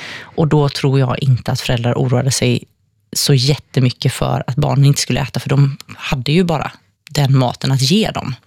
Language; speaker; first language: Swedish; native; Swedish